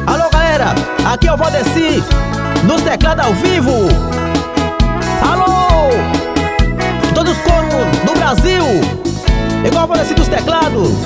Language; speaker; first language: Portuguese; native; Portuguese